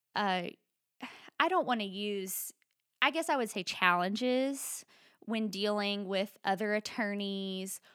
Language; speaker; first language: English; native; English